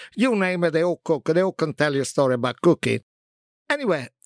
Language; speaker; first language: English; non-native, fluent; Italian